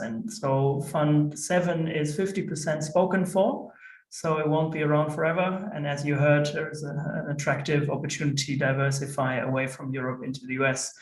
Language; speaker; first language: English; non-native, fluent; German